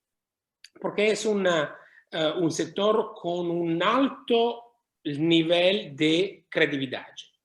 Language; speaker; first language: Portuguese; non-native, learner; Italian